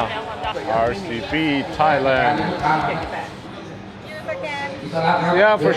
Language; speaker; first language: English; non-native, fluent; German